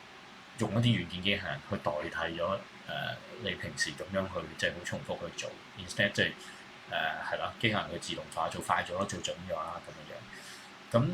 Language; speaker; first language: Cantonese; native; Cantonese